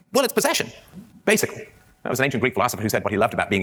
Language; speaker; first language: English; native; English